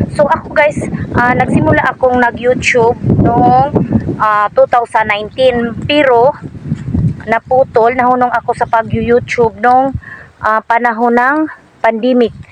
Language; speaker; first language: Filipino; non-native, local second language; Cebuano